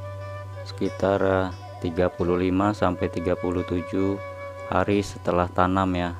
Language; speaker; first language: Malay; non-native, local second language; Sundanese